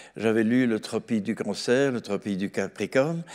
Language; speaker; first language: French; native; French